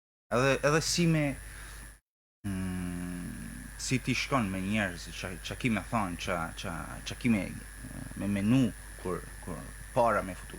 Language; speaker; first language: Albanian; early bilingual, heritage; Albanian